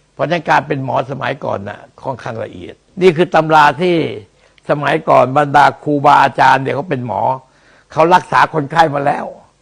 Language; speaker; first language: Thai; early bilingual, other home language; Min Nan Chinese